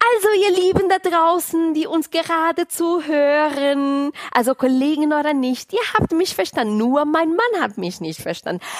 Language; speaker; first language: German; non-native, fluent; Portuguese